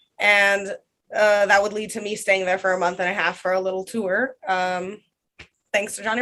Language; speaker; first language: English; non-native, fluent; Russian